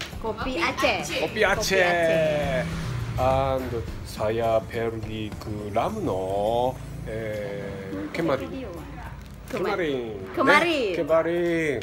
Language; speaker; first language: Indonesian; non-native, learner; Japanese